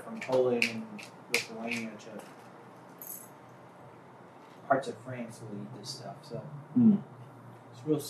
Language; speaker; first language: English; native; English